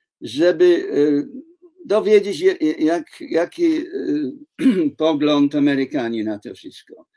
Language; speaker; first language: Polish; non-native, fluent; English